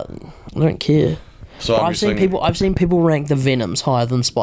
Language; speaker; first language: English; native; English